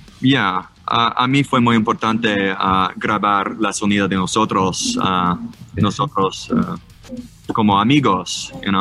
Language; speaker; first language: Spanish; non-native, learner; English